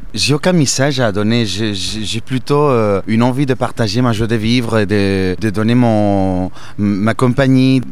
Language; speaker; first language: French; non-native, fluent; Spanish